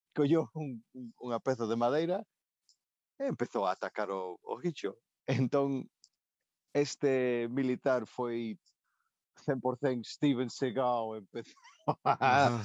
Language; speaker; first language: Galician; non-native, local second language; Spanish